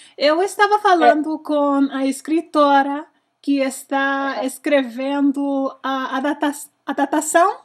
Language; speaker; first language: Portuguese; non-native, learner; English